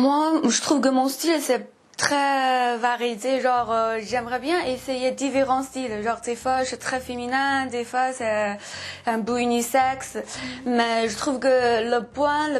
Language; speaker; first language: French; non-native, fluent; Chinese